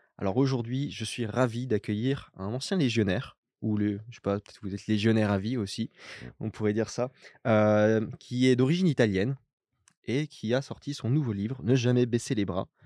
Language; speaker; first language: French; native; French